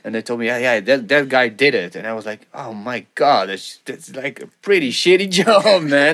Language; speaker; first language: English; non-native, fluent; Dutch